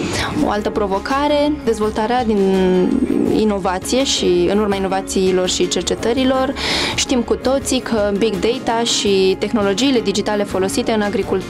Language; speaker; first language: Romanian; native; Romanian